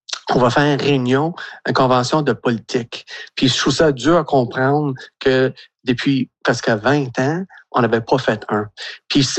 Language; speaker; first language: French; native; French